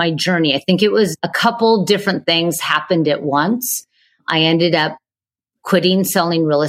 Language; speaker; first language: English; native; English